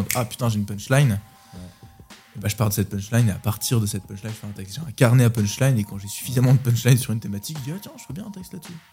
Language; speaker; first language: French; native; French